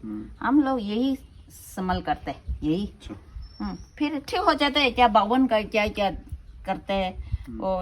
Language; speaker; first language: Hindi; non-native, local second language; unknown